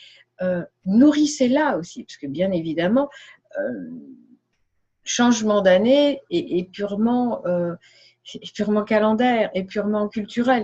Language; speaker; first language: French; native; French